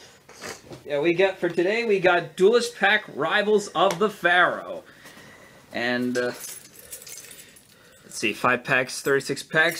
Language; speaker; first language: English; native; English